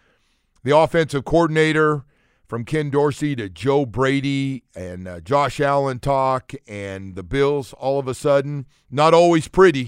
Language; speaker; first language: English; native; English